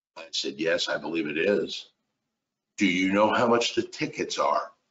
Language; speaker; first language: English; native; English